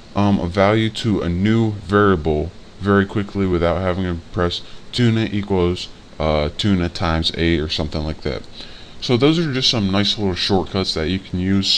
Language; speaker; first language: English; native; English